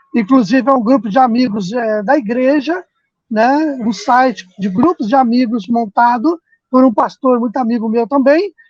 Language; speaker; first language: Portuguese; native; Portuguese